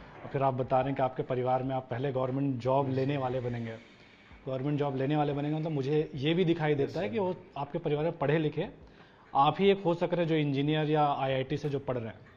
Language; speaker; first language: Hindi; native; Hindi